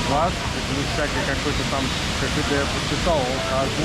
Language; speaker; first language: Russian; native; Russian